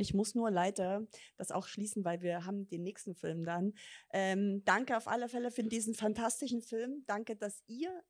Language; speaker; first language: German; native; German